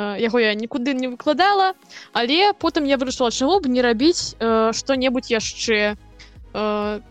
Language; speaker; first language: Belarusian; non-native, local second language; Russian